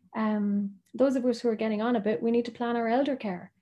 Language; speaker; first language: English; native; English